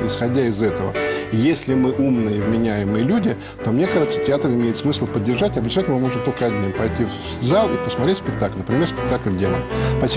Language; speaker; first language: Russian; native; Russian